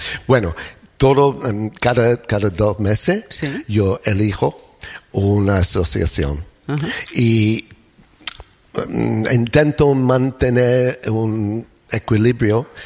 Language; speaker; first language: Spanish; non-native, learner; English